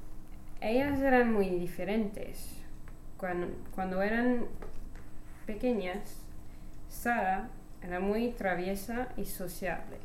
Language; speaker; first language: Spanish; non-native, learner; English